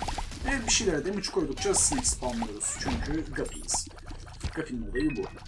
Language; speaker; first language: Turkish; native; Turkish